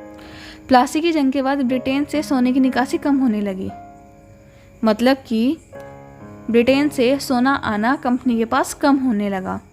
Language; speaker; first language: Hindi; native; Hindi